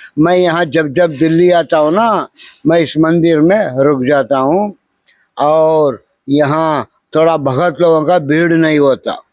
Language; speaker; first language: Hindi; non-native, local second language; Kannada